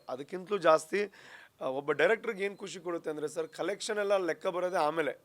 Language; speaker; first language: Kannada; non-native, local second language; Tulu